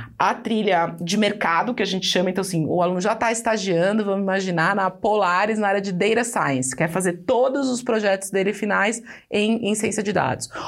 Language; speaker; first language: Portuguese; native; Portuguese